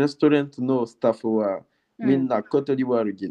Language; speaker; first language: Japanese; non-native, learner; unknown